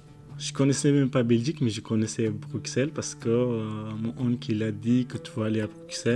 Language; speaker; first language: French; non-native, learner; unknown